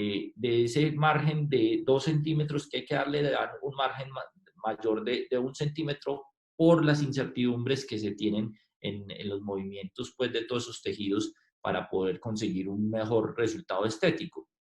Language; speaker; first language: Spanish; native; Spanish